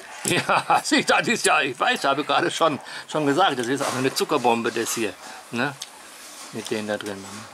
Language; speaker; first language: German; native; German